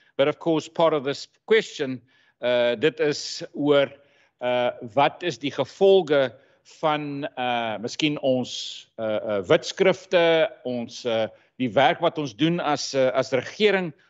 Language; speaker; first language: Afrikaans; non-native, local second language; English